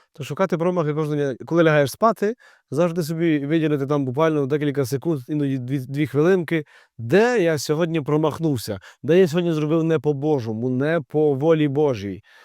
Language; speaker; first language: Ukrainian; native; Ukrainian